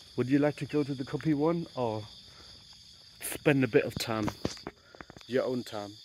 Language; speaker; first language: English; non-native, fluent; Khmer